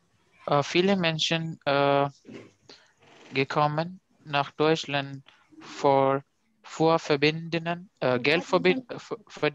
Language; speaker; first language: German; non-native, learner; Urdu